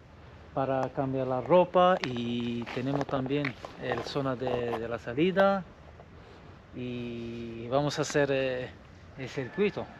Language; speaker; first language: Spanish; non-native, fluent; Arabic